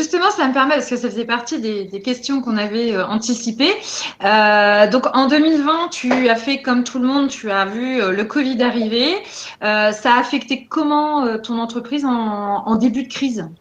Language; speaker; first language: French; native; French